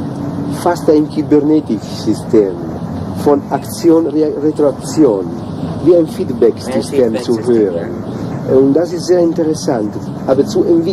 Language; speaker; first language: German; non-native, learner; Italian